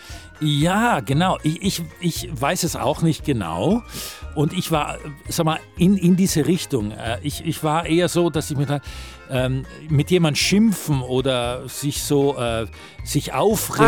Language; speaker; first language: German; native; German